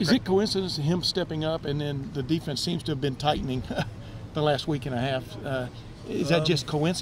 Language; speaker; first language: English; native; English